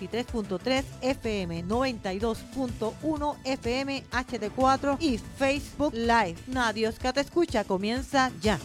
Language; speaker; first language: Spanish; native; Spanish